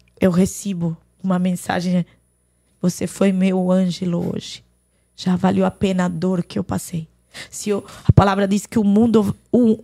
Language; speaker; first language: Portuguese; non-native, fluent; Arabic